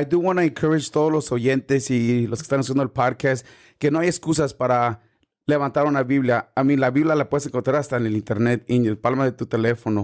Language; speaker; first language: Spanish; early bilingual, heritage; Spanish